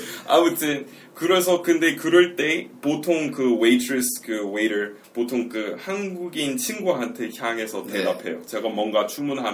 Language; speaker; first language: Korean; non-native, fluent; English